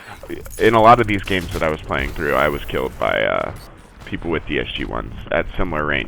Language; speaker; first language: English; native; English